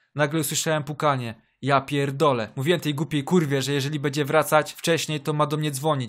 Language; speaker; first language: Polish; native; Polish